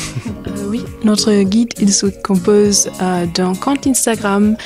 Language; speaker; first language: French; non-native, fluent; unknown